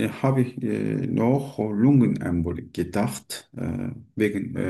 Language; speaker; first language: German; non-native, learner; Turkish